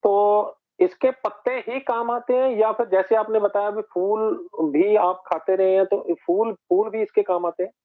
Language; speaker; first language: Hindi; non-native, local second language; Punjabi